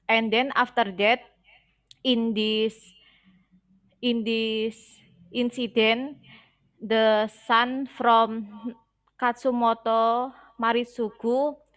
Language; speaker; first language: English; non-native, learner; Indonesian